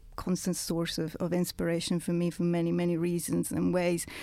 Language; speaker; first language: English; non-native, fluent; Italian